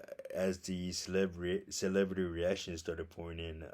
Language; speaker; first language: English; native; English